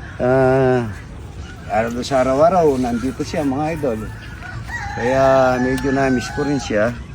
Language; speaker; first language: Filipino; native; Filipino